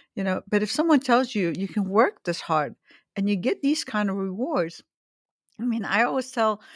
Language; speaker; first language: English; early bilingual, other home language; Arabic